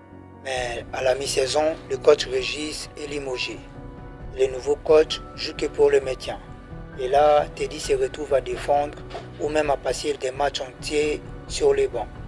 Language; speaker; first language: French; native; French